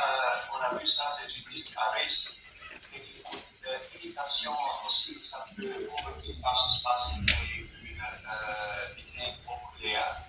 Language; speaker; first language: French; non-native, fluent; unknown